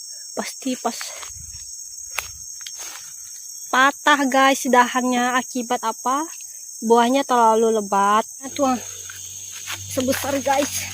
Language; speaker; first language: Indonesian; native; Indonesian